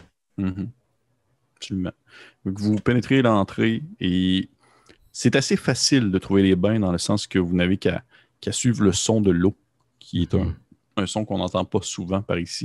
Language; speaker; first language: French; native; French